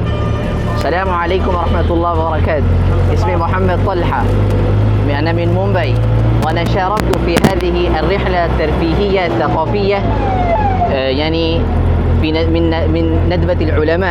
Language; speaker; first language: Arabic; non-native, learner; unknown